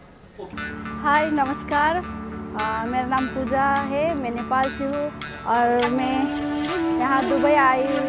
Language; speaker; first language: Hindi; non-native, learner; Nepali